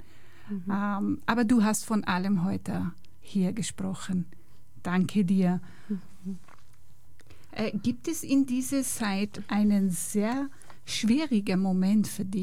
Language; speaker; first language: German; non-native, learner; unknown